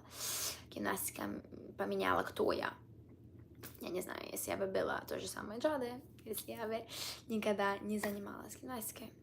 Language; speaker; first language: Russian; early bilingual, heritage; Russian